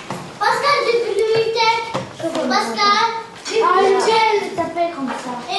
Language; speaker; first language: French; non-native, learner; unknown